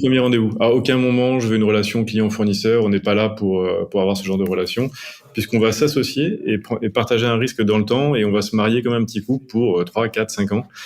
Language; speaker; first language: French; native; French